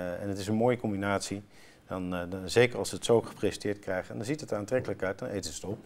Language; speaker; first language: Dutch; native; Dutch